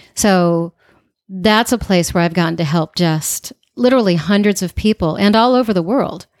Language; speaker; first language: English; native; English